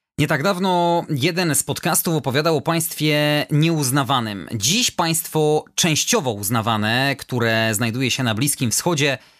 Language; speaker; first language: Polish; native; Polish